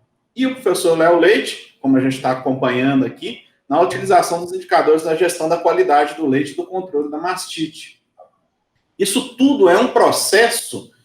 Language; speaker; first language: Portuguese; native; Portuguese